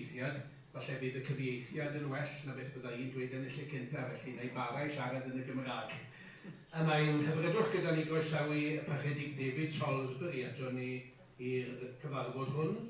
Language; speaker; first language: Welsh; native; Welsh